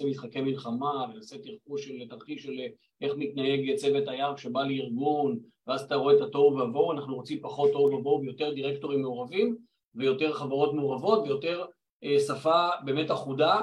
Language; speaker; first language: Hebrew; native; Hebrew